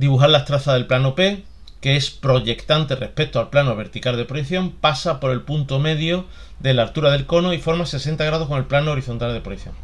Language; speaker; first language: Spanish; native; Spanish